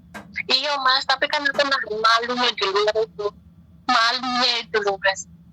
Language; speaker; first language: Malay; non-native, local second language; Javanese